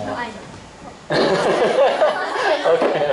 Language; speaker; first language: English; non-native, learner; Chinese